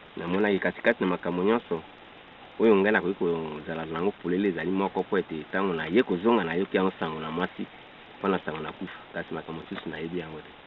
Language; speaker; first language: Lingala; native; Lingala